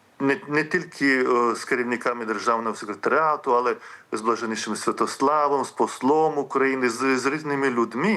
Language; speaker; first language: Ukrainian; non-native, fluent; Lithuanian